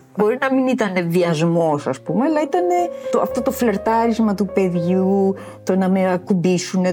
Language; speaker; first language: Greek; native; Greek